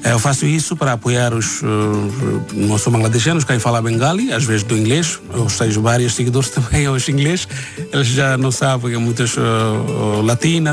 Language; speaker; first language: Portuguese; non-native, learner; Bangla